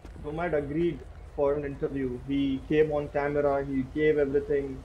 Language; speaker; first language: English; non-native, local second language; Hindi